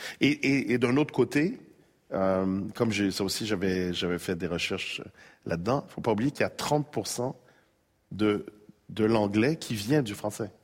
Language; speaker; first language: French; native; French